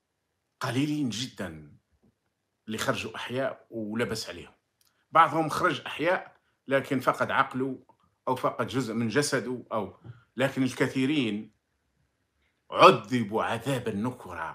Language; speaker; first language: Arabic; native; Arabic